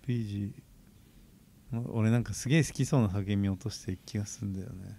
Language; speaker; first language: Japanese; native; Japanese